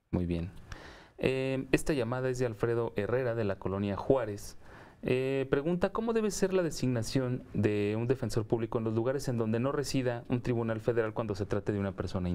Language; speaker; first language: Spanish; native; Spanish